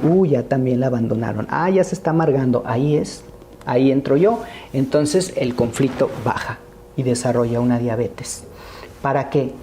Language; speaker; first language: Spanish; native; Spanish